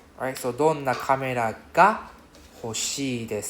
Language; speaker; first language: Japanese; non-native, fluent; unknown